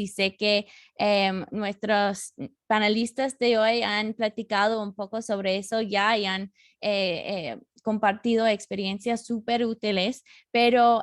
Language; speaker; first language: Spanish; non-native, fluent; English